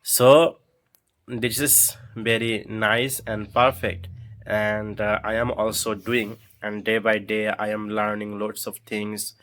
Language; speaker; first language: English; non-native, learner; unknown